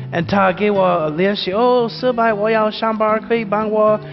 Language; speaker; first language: Chinese; non-native, learner; English